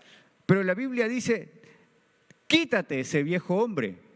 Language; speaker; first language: Spanish; native; Spanish